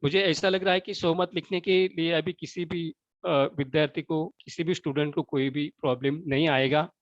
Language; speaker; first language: Hindi; non-native, local second language; Marathi